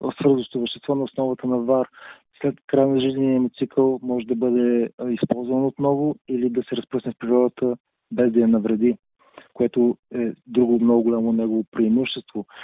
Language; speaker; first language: Bulgarian; native; Bulgarian